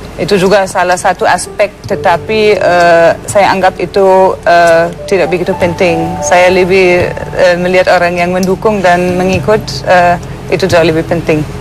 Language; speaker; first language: Indonesian; non-native, fluent; German